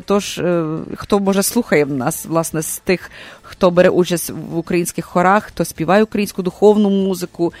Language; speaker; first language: Ukrainian; native; Ukrainian